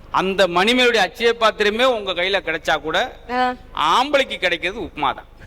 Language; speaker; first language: Tamil; native; Tamil